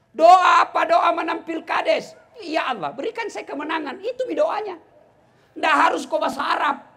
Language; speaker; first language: Indonesian; non-native, local second language; Buginese